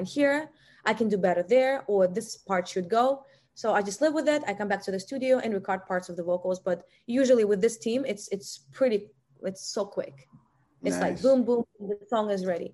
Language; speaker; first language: English; non-native, fluent; Russian